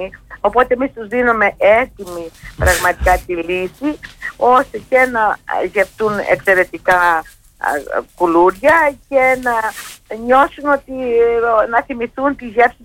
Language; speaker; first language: Greek; native; Greek